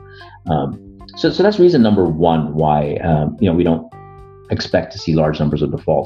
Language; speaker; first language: English; native; English